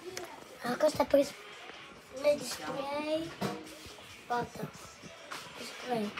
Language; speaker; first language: Italian; non-native, learner; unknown